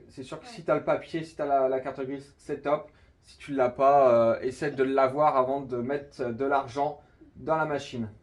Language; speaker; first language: French; native; French